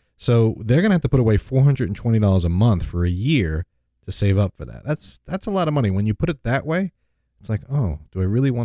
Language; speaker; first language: English; native; English